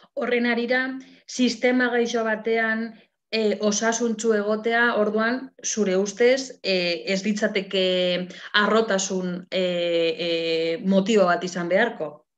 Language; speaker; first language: Basque; non-native, local second language; Spanish